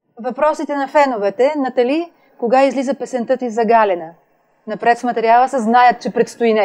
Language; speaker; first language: Bulgarian; native; Bulgarian